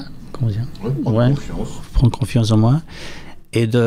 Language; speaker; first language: French; non-native, fluent; English